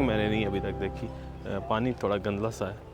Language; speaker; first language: Hindi; native; Hindi